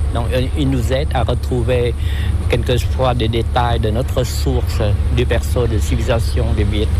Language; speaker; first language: French; non-native, local second language; Vietnamese